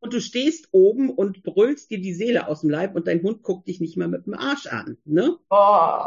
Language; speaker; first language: German; native; German